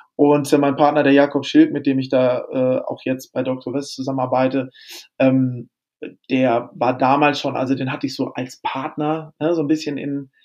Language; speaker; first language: German; native; German